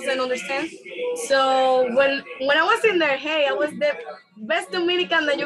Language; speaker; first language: English; non-native, fluent; Spanish